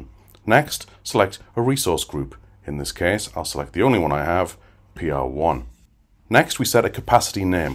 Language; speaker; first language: English; native; English